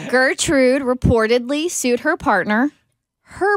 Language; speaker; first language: English; native; English